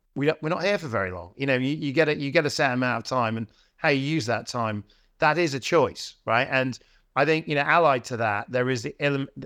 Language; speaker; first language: English; native; English